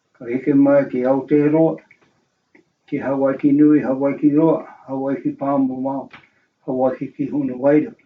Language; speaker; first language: Māori; native; Māori